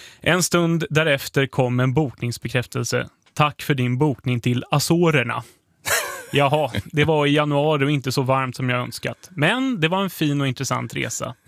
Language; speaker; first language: Swedish; native; Swedish